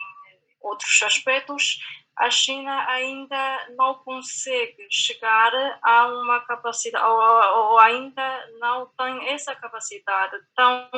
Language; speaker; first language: Portuguese; non-native, fluent; Chinese